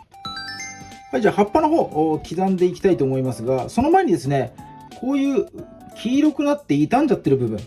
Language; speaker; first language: Japanese; native; Japanese